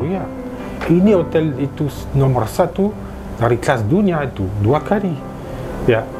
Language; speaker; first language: Indonesian; non-native, learner; French